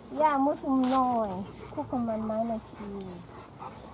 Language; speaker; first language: German; non-native, learner; Thai